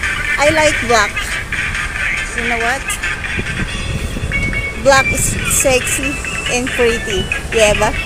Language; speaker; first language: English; non-native, learner; Filipino